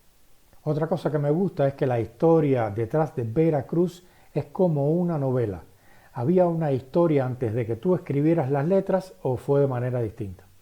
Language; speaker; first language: Spanish; native; Spanish